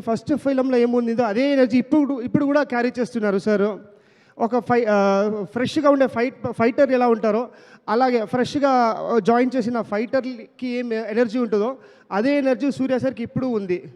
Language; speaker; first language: Telugu; non-native, learner; Kannada